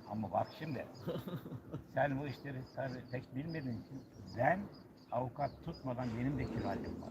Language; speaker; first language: Turkish; native; Turkish